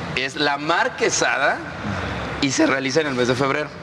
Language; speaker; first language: Spanish; native; Spanish